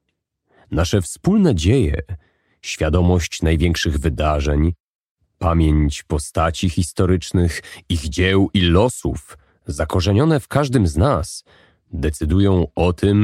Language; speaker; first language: Polish; native; Polish